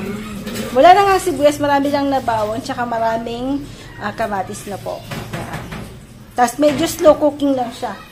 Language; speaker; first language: Filipino; native; Filipino